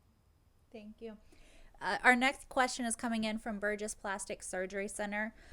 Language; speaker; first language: English; native; English